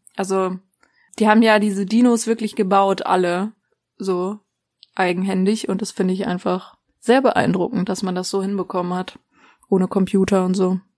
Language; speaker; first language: German; native; German